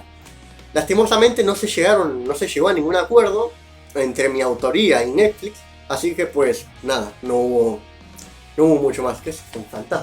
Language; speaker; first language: Spanish; native; Spanish